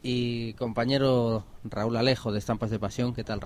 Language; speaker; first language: Spanish; native; Spanish